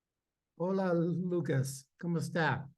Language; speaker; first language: Spanish; non-native, fluent; English